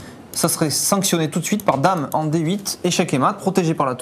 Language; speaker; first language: French; native; French